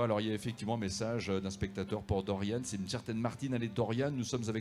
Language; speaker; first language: French; native; French